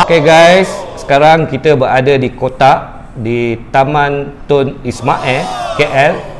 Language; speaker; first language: Malay; native; Malay